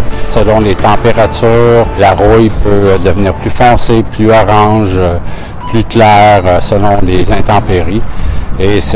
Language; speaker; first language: French; native; French